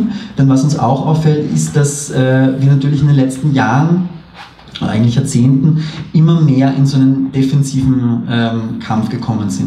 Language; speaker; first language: German; native; German